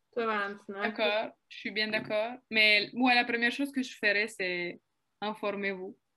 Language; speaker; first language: French; non-native, fluent; Italian